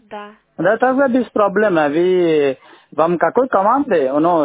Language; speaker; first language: Russian; non-native, learner; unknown